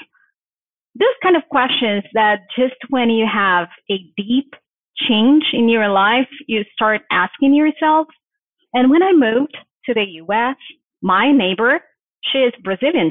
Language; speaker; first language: English; non-native, fluent; Portuguese